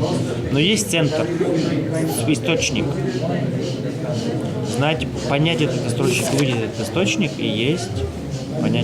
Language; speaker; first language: Russian; native; Russian